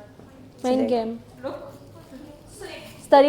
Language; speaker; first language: English; non-native, learner; Indonesian